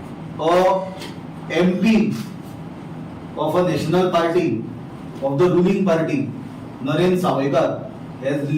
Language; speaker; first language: English; non-native, local second language; Konkani